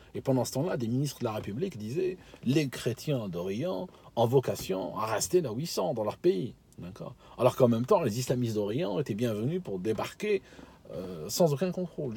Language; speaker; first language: French; non-native, local second language; Arabic